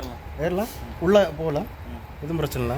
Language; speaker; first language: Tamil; non-native, local second language; Malayalam